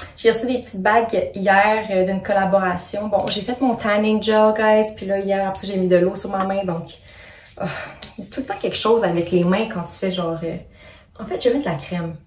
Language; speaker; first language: French; native; French